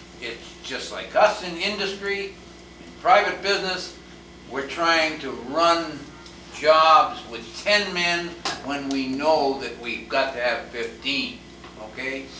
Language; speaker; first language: English; native; English